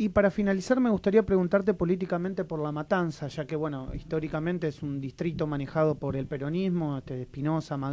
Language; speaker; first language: Spanish; native; Spanish